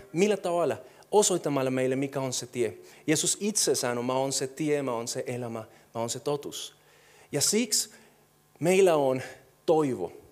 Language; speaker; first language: Finnish; non-native, fluent; Spanish